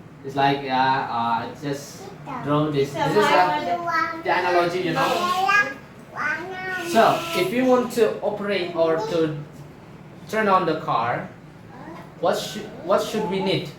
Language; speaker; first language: English; non-native, fluent; Indonesian